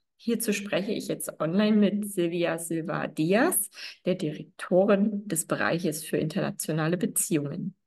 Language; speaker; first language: German; native; German